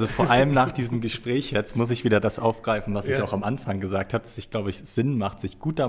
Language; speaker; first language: German; native; German